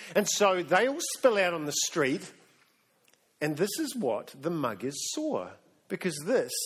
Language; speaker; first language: English; native; English